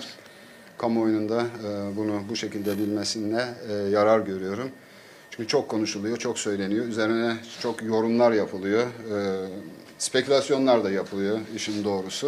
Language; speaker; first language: Turkish; native; Turkish